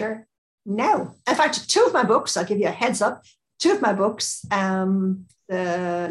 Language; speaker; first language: English; native; English